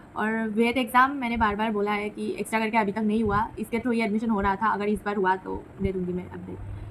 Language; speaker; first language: Hindi; non-native, local second language; Assamese